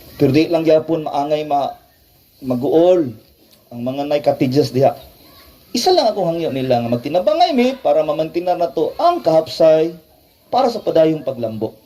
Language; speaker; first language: Cebuano; native; Cebuano